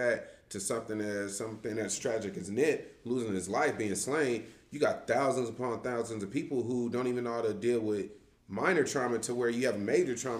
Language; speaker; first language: English; native; English